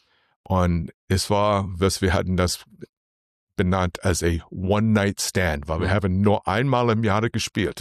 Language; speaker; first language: German; non-native, learner; English